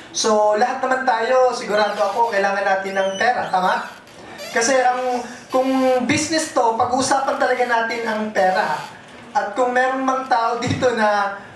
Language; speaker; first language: Filipino; non-native, local second language; Bikol